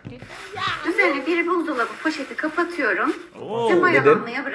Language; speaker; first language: Turkish; native; Turkish